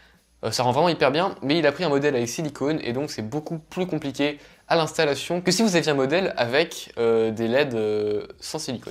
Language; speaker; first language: French; native; French